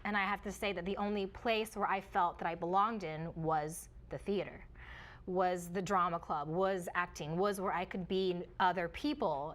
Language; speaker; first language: English; early bilingual, other home language; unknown